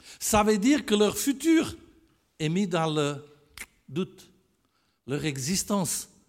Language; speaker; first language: French; non-native, fluent; Italian